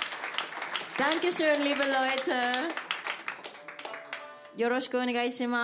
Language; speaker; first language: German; non-native, fluent; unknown